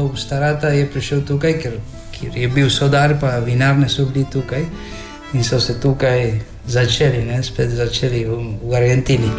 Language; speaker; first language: Slovenian; early bilingual, heritage; Slovenian